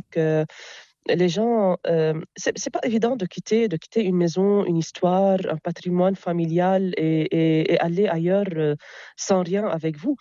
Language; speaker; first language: French; non-native, local second language; Arabic